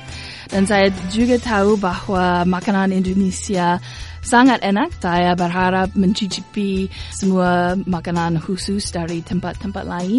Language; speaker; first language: Indonesian; non-native, fluent; English